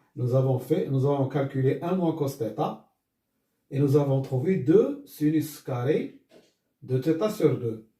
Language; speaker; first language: French; non-native, local second language; Arabic